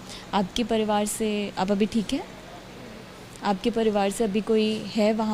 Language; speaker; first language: Hindi; native; Hindi